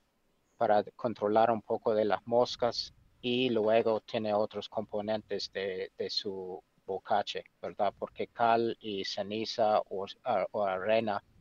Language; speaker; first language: Spanish; non-native, fluent; English